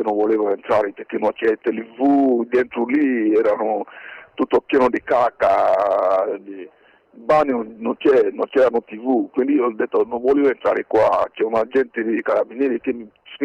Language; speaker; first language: Italian; non-native, fluent; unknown